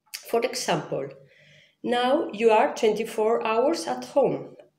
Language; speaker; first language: English; non-native, fluent; Spanish